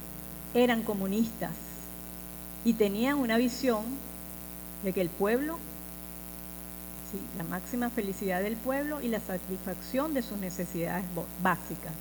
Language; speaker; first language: Spanish; native; Spanish